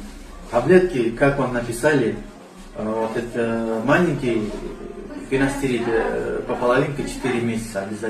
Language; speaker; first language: Russian; non-native, learner; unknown